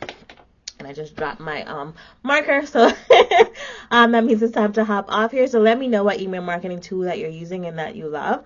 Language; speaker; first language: English; native; English